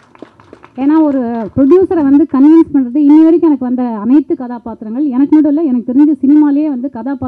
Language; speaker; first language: Tamil; native; Tamil